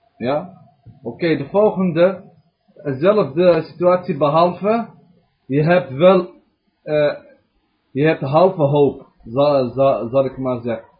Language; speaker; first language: Dutch; early bilingual, other home language; Arabic